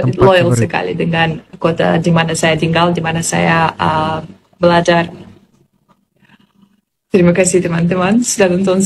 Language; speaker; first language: Indonesian; non-native, fluent; Polish